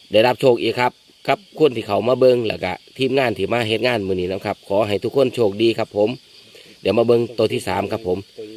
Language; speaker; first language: Thai; native; Thai